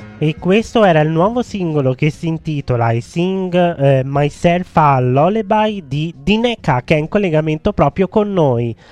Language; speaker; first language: Italian; native; Italian